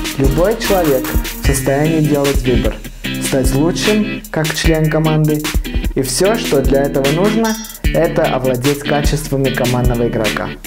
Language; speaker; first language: Russian; non-native, fluent; Armenian